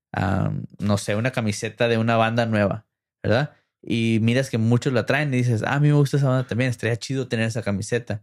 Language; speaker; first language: Spanish; early bilingual, heritage; English